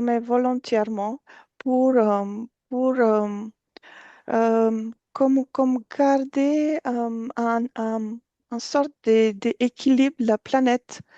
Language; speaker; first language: French; non-native, fluent; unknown